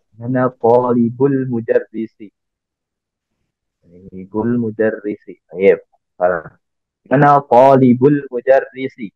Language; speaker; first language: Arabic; non-native, fluent; Indonesian